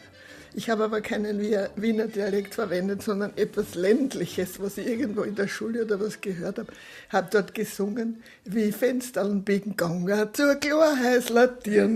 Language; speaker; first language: German; native; German